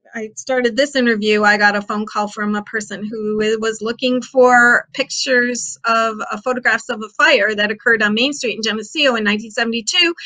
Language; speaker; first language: English; native; English